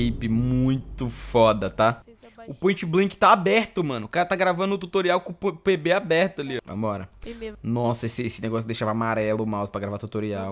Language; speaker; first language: Portuguese; native; Portuguese